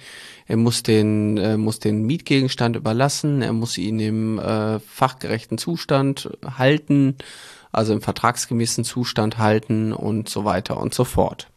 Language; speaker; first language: German; native; German